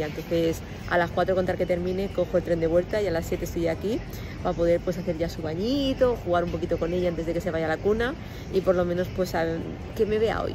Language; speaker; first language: Spanish; native; Spanish